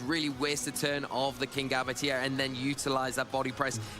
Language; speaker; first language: English; native; English